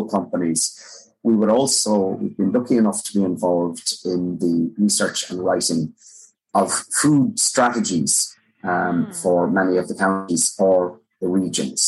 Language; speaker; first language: English; native; English